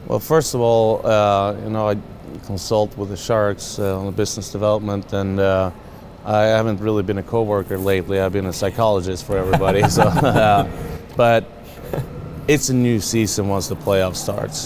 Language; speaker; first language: English; non-native, fluent; Swedish